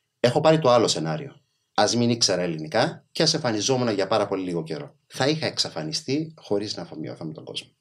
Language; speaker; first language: Greek; early bilingual, other home language; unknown